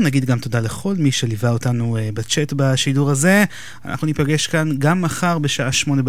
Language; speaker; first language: Hebrew; native; Hebrew